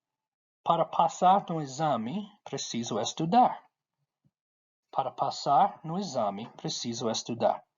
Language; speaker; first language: Portuguese; non-native, fluent; English